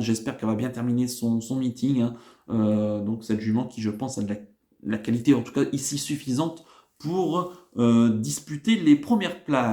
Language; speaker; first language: French; native; French